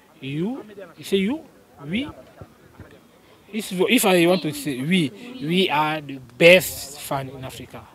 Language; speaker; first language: English; non-native, learner; French